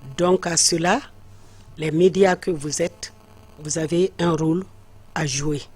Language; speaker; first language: French; non-native, local second language; Fula